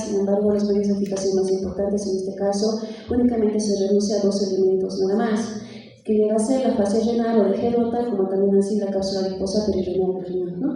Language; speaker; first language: Spanish; native; Spanish